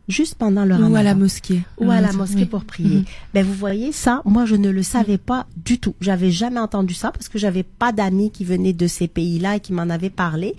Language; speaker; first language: French; non-native, local second language; Arabic